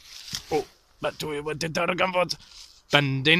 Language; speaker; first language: Welsh; non-native, learner; English